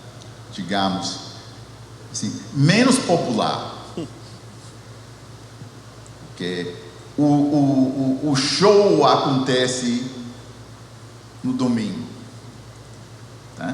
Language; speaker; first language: Portuguese; non-native, fluent; English